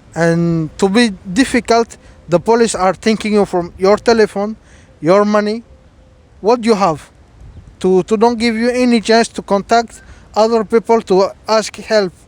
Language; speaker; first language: English; non-native, fluent; Somali